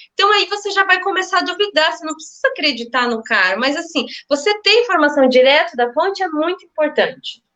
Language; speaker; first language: Portuguese; native; Portuguese